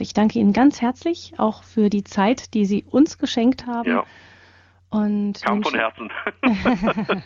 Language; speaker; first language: German; native; German